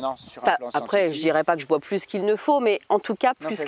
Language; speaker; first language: French; native; French